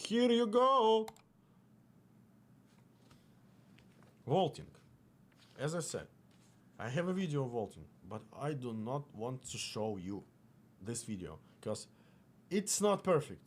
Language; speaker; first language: English; non-native, fluent; Russian